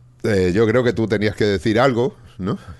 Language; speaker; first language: Spanish; native; Spanish